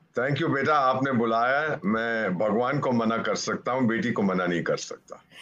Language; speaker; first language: Hindi; native; Hindi